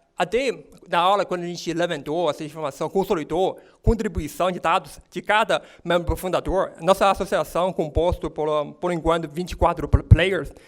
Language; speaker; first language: Portuguese; non-native, fluent; Chinese